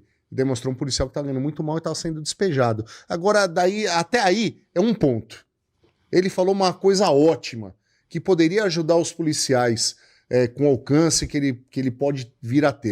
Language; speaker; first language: Portuguese; native; Portuguese